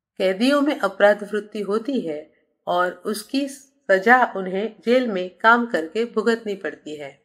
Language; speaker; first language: Hindi; native; Hindi